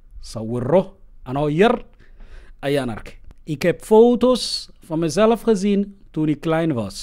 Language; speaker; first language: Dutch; non-native, fluent; Somali